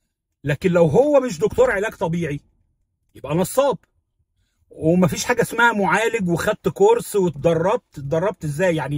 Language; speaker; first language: Arabic; native; Arabic